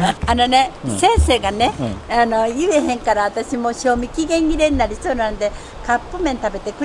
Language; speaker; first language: Japanese; native; Japanese